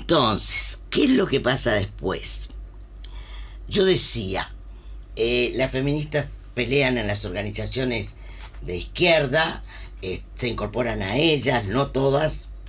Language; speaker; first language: Spanish; native; Spanish